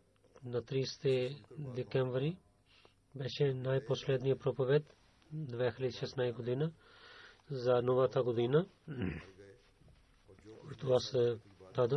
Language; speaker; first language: Bulgarian; non-native, fluent; Urdu